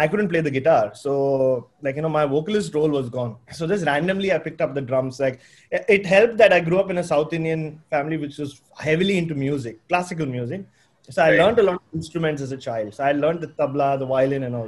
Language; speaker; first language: English; non-native, local second language; Tamil